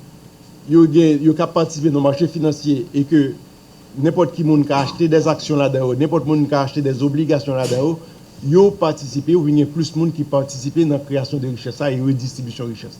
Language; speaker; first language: French; non-native, local second language; Haitian Creole